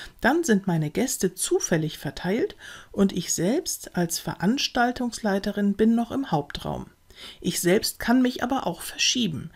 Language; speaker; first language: German; native; German